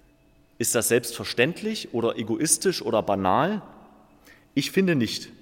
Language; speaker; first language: German; native; German